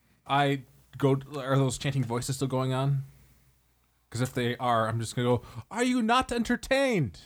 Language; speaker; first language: English; native; English